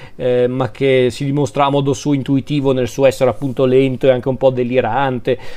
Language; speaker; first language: Italian; native; Italian